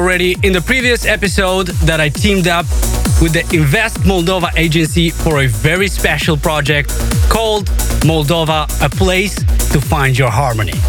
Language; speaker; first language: English; non-native, fluent; Romanian